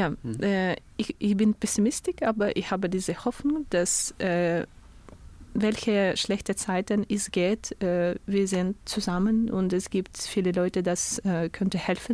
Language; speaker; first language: German; non-native, learner; Russian